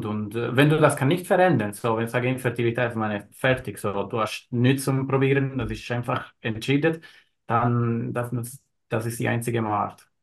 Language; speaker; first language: German; non-native, learner; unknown